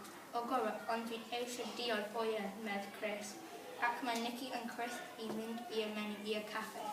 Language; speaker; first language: Welsh; non-native, learner; English